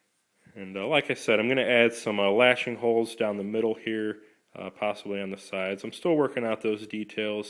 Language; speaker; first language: English; native; English